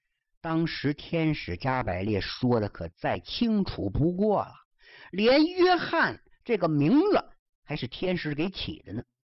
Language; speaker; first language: Chinese; native; Chinese